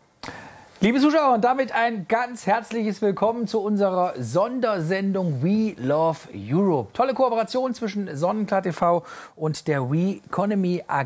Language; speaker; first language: German; native; German